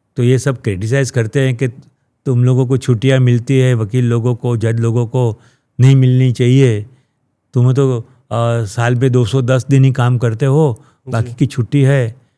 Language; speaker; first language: Hindi; non-native, local second language; Gujarati